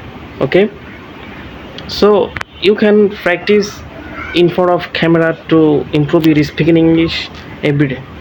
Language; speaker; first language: English; non-native, learner; Bangla